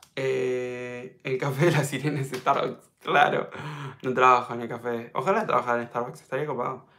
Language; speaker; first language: Spanish; native; Spanish